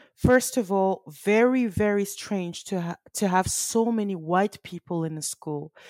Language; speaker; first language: English; early bilingual, other home language; French